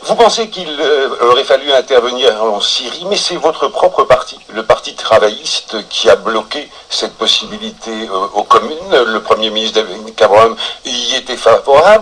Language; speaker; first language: French; native; French